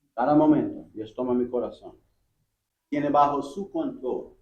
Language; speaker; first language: Spanish; non-native, learner; English